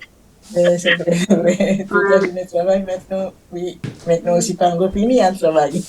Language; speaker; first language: French; non-native, learner; Tamil